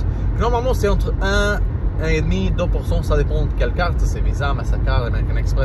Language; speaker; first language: French; non-native, learner; Portuguese